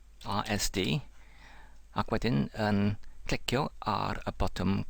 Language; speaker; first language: Welsh; non-native, fluent; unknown